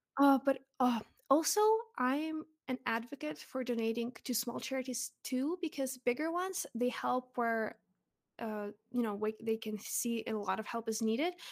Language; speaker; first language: English; early bilingual, other home language; Russian